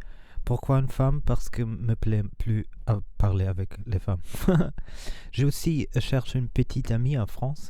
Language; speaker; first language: French; non-native, learner; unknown